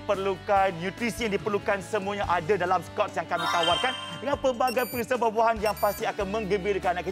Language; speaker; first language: Malay; native; Malay